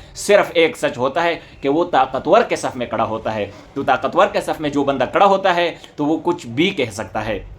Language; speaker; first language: Urdu; non-native, local second language; Northern Hindko